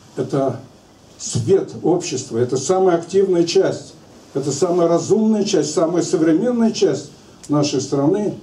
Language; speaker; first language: Russian; native; Russian